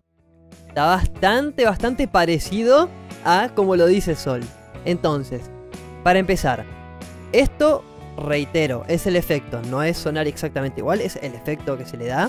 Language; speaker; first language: Spanish; native; Spanish